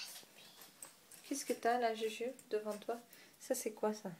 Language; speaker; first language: French; native; French